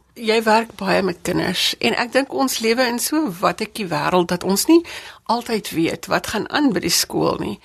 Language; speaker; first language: Afrikaans; native; Afrikaans